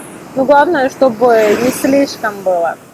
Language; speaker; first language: Russian; non-native, local second language; Kyrgyz